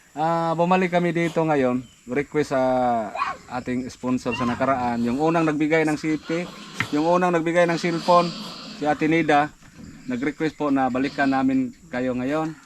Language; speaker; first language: Filipino; non-native, local second language; Cebuano